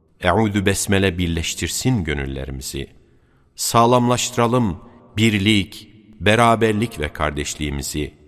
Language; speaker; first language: Turkish; native; Turkish